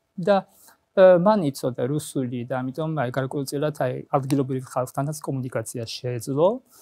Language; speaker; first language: Georgian; non-native, fluent; Japanese